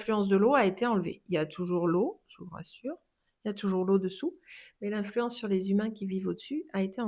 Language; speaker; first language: French; native; French